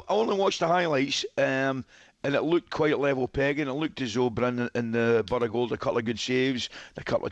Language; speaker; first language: English; native; English